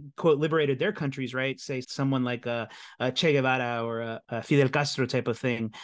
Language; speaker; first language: English; native; English